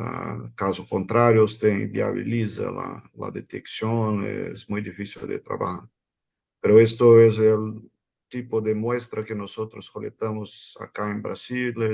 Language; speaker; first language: Spanish; non-native, fluent; Portuguese